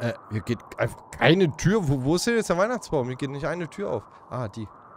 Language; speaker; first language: German; native; German